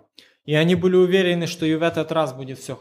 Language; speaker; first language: Polish; non-native, learner; Ukrainian